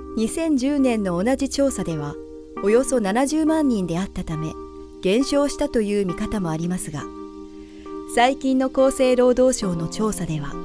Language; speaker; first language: Japanese; native; Japanese